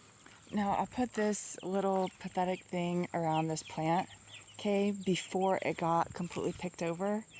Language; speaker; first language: English; native; English